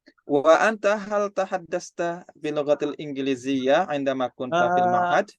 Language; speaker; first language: Arabic; non-native, fluent; Indonesian